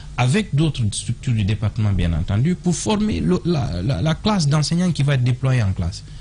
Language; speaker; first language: French; non-native, local second language; Fula